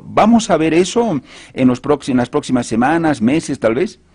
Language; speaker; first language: Spanish; native; Spanish